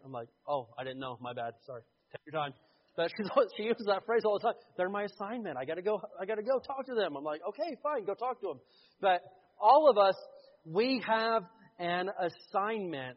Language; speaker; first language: English; native; English